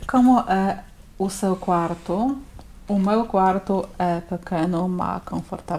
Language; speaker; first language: Portuguese; non-native, learner; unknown